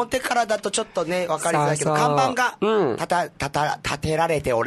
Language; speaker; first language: Japanese; native; Japanese